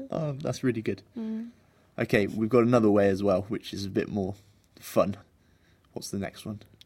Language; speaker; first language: English; native; English